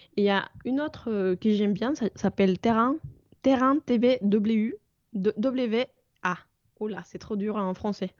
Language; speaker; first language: French; non-native, fluent; Spanish